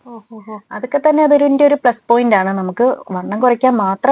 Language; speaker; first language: Malayalam; native; Malayalam